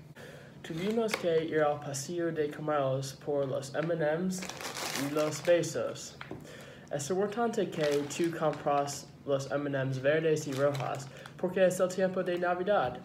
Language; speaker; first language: Spanish; non-native, learner; English